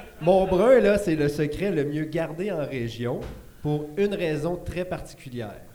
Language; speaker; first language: French; native; French